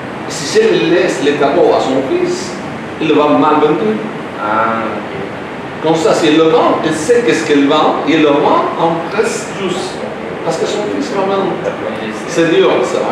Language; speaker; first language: French; non-native, learner; Spanish